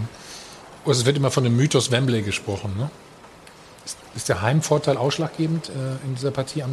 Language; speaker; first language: German; native; German